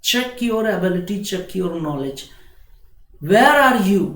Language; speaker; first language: English; non-native, local second language; Hindi